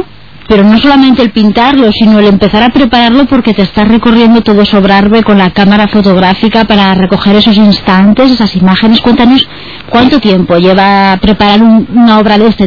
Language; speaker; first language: Spanish; native; Spanish